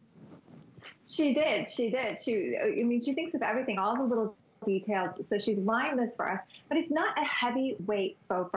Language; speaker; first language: English; native; English